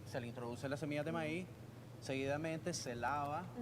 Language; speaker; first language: Spanish; native; Spanish